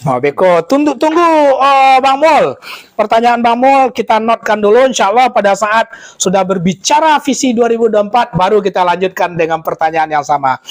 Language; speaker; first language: Indonesian; non-native, local second language; Minangkabau